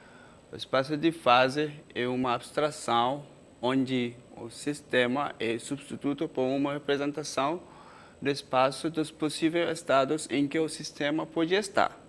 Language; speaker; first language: Portuguese; non-native, fluent; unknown